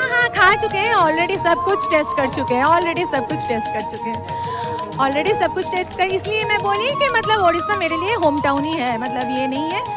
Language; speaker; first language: Hindi; non-native, local second language; Bangla